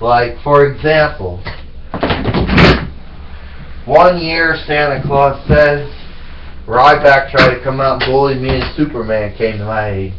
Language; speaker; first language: English; native; English